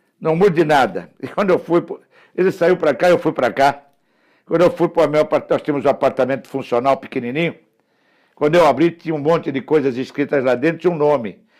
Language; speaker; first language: Portuguese; early bilingual, other home language; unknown